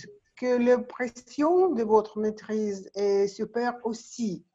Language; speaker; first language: French; non-native, learner; Russian